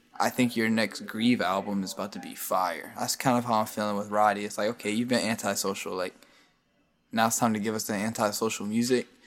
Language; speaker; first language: English; native; English